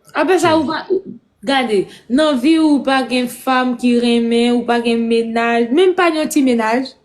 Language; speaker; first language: Haitian Creole; non-native, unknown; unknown